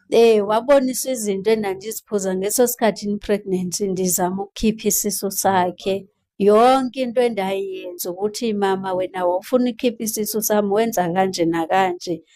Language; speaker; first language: Zulu; non-native, local second language; Xhosa